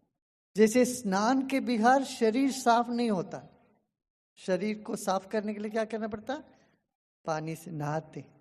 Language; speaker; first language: Hindi; non-native, local second language; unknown